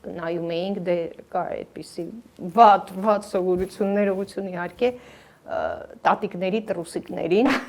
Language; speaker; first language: Armenian; native; Armenian